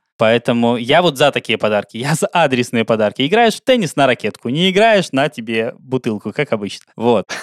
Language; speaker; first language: Russian; native; Russian